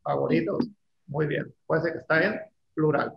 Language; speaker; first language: Spanish; native; Spanish